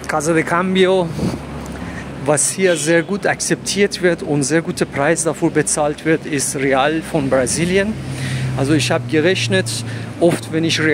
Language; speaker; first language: German; non-native, fluent; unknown